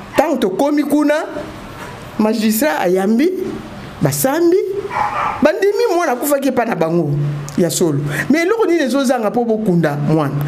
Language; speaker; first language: Lingala; native; Lingala